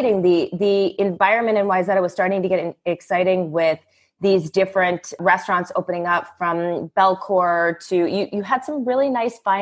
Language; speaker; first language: English; native; English